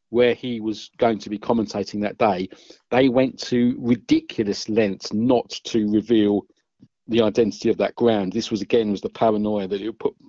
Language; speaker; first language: English; native; English